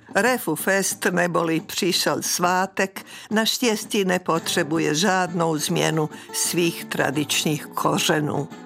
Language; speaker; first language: Czech; non-native, fluent; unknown